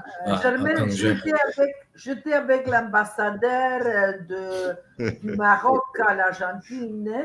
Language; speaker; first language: French; non-native, learner; Spanish